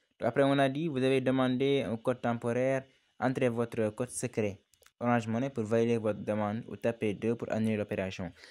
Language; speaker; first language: French; non-native, local second language; Wolof